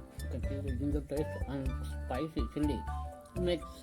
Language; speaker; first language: English; non-native, learner; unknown